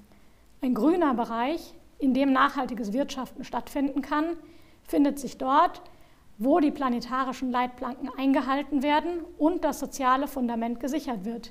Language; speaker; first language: German; native; German